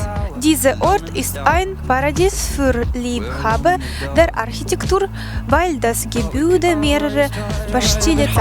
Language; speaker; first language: German; non-native, learner; Russian